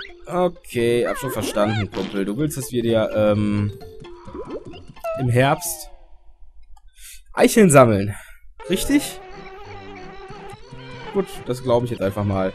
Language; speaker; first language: German; native; German